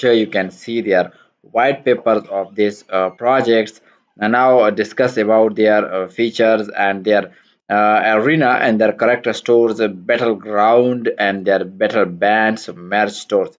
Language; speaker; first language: English; non-native, learner; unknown